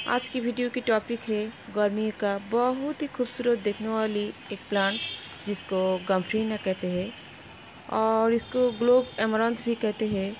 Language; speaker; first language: Hindi; non-native, local second language; Bangla